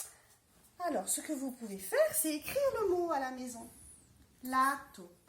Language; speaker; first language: French; native; French